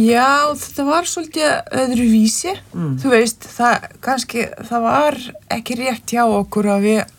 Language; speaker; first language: Icelandic; non-native, fluent; Lithuanian